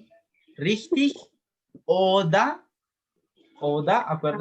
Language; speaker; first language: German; non-native, fluent; Spanish